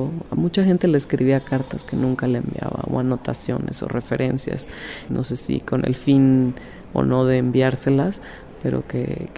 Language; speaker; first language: Spanish; native; Spanish